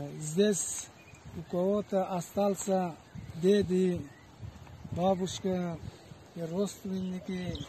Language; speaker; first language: Russian; non-native, local second language; Uzbek